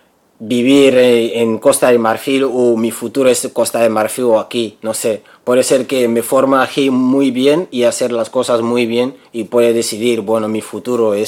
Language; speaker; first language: Spanish; non-native, learner; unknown